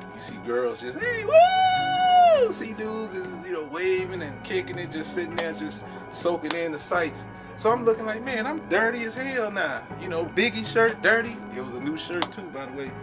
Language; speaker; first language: English; native; English